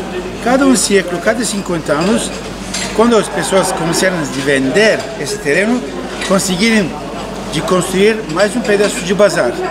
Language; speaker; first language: Portuguese; non-native, learner; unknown